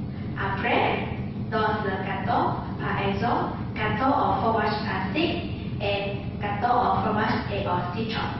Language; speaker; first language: French; non-native, learner; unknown